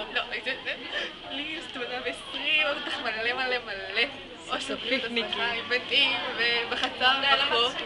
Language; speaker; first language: Hebrew; native; Hebrew